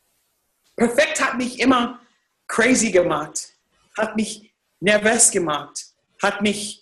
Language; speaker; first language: German; non-native, fluent; English